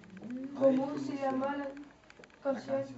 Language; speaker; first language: Spanish; non-native, learner; French